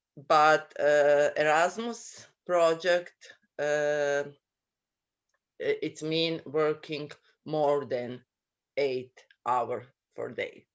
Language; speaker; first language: English; non-native, learner; Croatian